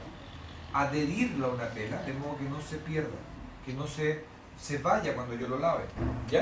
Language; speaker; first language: Spanish; native; Spanish